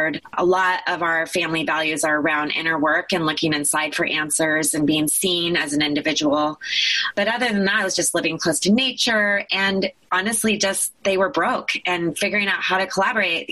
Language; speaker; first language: English; native; English